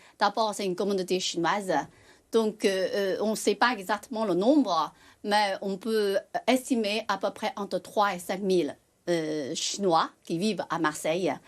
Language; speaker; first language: French; non-native, fluent; Chinese